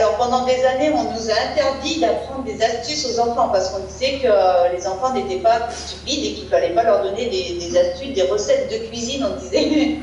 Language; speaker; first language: French; native; French